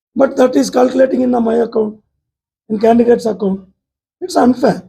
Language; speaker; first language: English; non-native, local second language; Tamil